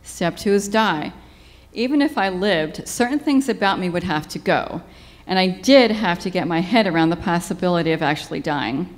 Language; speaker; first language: English; native; English